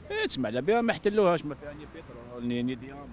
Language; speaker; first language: Arabic; native; Arabic